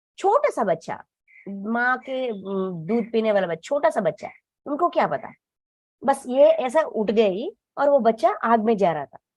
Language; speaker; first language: Hindi; non-native, local second language; Telugu